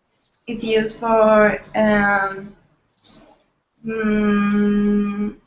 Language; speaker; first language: English; non-native, learner; Spanish